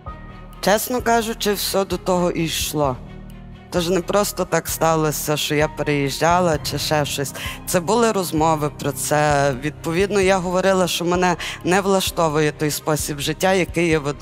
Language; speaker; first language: Ukrainian; native; Ukrainian